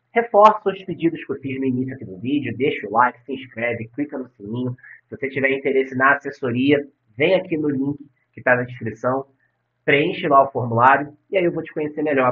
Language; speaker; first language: Portuguese; native; Portuguese